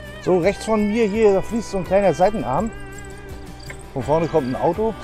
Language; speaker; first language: German; native; German